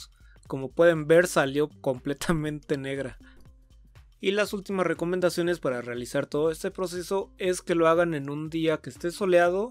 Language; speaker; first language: Spanish; native; Spanish